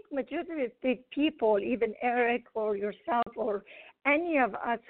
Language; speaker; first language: English; non-native, fluent; Arabic